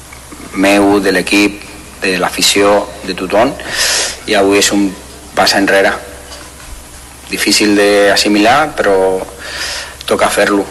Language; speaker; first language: Catalan; non-native, learner; Spanish